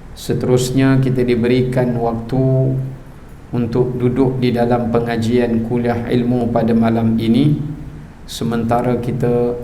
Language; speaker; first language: Malay; native; Malay